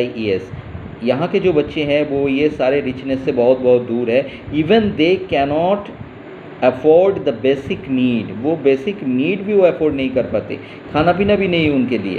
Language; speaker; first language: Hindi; native; Hindi